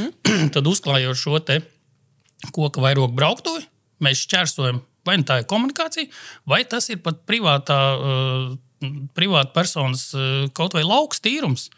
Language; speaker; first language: Latvian; native; Latvian